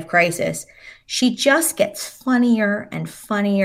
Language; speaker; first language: English; native; English